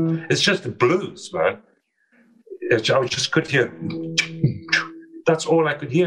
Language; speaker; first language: English; early bilingual, other home language; Spanish